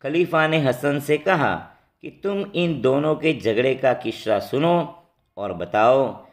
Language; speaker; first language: Hindi; non-native, local second language; Gujarati